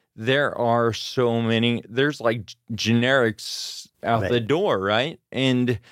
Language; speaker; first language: English; native; English